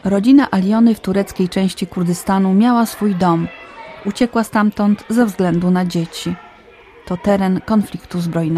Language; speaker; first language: Polish; native; Polish